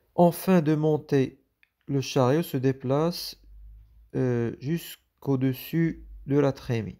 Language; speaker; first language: French; non-native, local second language; Arabic